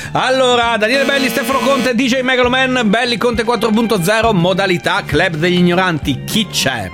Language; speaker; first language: Italian; native; Italian